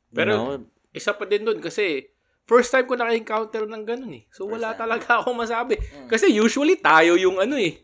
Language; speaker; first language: Filipino; native; Filipino